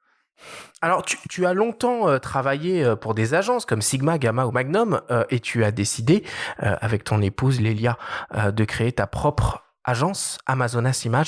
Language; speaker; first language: French; native; French